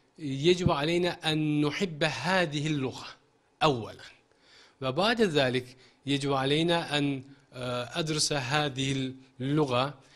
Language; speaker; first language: Arabic; non-native, fluent; Turkish